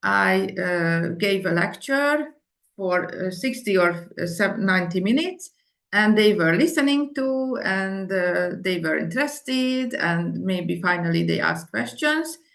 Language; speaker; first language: English; non-native, fluent; Indonesian